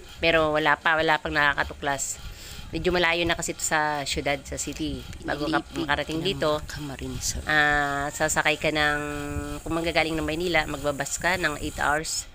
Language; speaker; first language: Filipino; non-native, local second language; Bikol